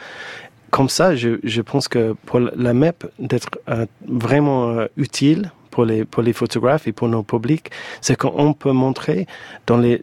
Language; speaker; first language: French; non-native, fluent; English